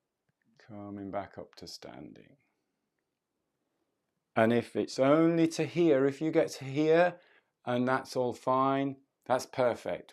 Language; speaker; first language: English; native; English